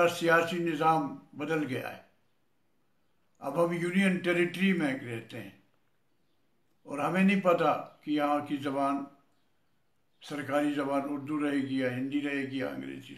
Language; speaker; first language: Urdu; non-native, local second language; Kashmiri